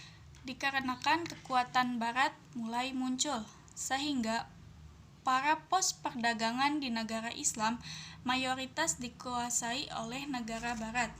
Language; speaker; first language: Indonesian; native; Indonesian